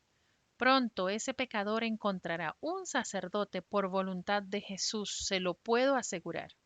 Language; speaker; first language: Spanish; native; Spanish